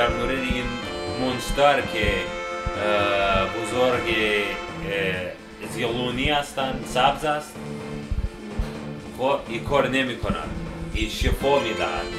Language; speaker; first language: Persian; non-native, learner; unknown